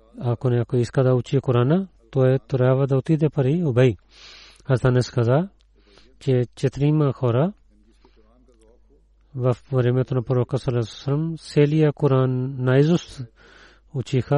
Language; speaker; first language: Bulgarian; non-native, learner; Urdu